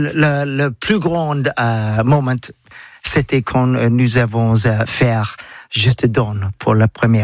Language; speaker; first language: French; non-native, learner; English